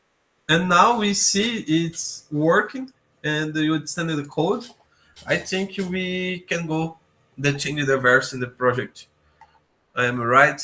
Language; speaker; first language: English; non-native, learner; Portuguese